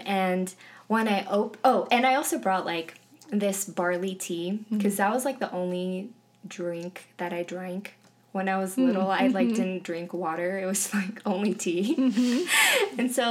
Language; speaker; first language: English; native; English